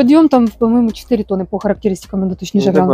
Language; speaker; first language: Ukrainian; native; Ukrainian